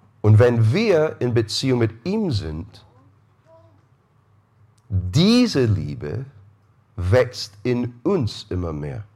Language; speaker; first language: German; non-native, fluent; English